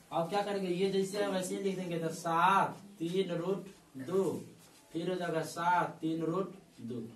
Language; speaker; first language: Hindi; native; Hindi